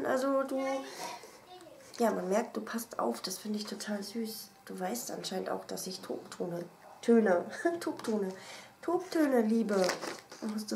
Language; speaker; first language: German; native; German